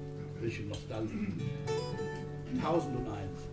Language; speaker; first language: German; non-native, fluent; English